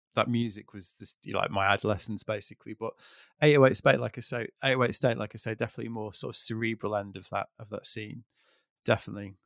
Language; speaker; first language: English; native; English